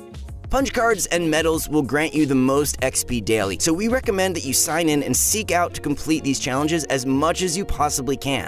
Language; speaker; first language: English; native; English